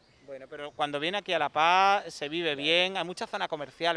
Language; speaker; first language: Spanish; native; Spanish